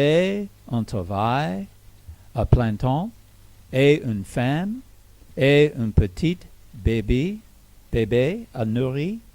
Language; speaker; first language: French; non-native, learner; English